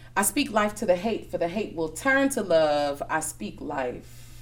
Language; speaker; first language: English; native; English